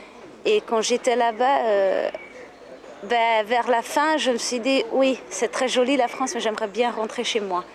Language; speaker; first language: French; non-native, fluent; Hungarian